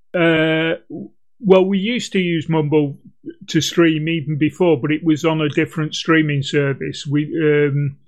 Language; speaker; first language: English; native; English